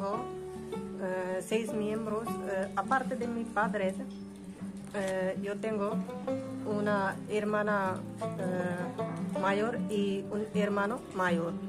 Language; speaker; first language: Spanish; non-native, learner; Hindi